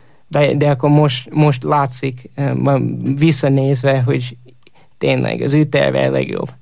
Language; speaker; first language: Hungarian; non-native, fluent; English